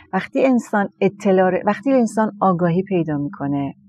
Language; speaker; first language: Persian; native; Persian